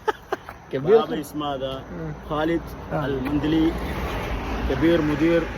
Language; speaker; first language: Arabic; non-native, learner; Malayalam